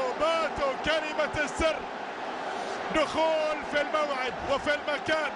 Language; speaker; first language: Arabic; native; Arabic